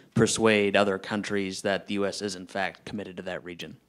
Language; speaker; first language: English; native; English